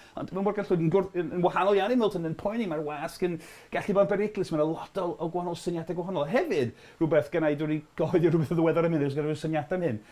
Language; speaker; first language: Welsh; non-native, fluent; English